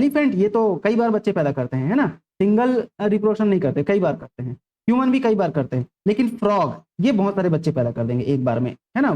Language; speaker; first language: Hindi; native; Hindi